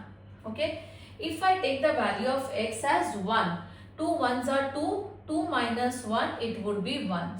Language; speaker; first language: English; non-native, local second language; Hindi